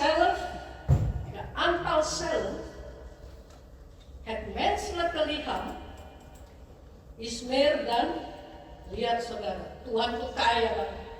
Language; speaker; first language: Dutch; non-native, fluent; Indonesian